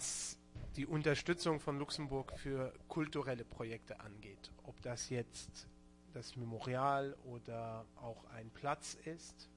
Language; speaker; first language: German; non-native, local second language; Luxembourgish